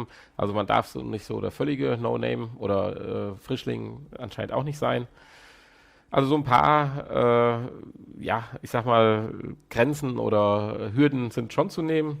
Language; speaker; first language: German; native; German